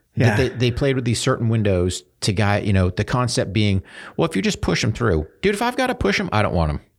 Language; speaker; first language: English; native; English